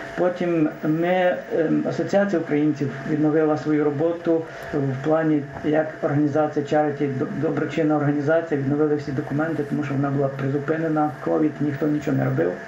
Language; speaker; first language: Ukrainian; native; Ukrainian